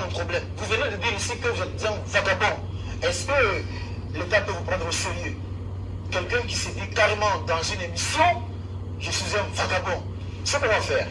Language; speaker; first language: French; native; French